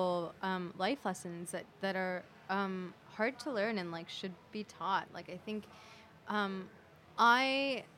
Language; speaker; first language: English; native; English